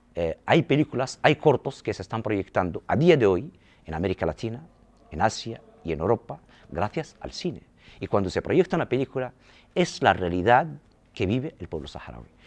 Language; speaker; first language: Spanish; non-native, local second language; Arabic